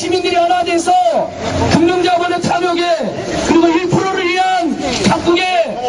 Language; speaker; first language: Korean; non-native, learner; Portuguese